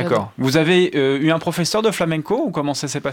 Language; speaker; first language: French; native; French